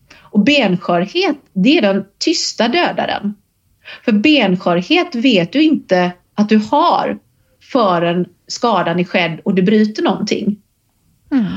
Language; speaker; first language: Swedish; native; Swedish